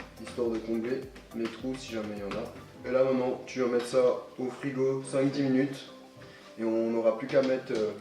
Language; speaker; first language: French; native; French